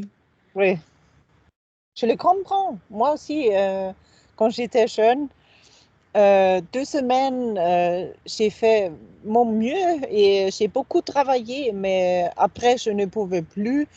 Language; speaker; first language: French; non-native, fluent; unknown